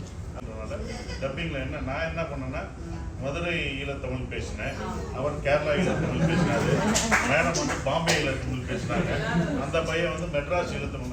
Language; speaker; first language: Tamil; native; Tamil